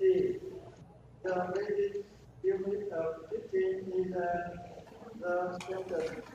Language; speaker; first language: English; non-native, learner; Vietnamese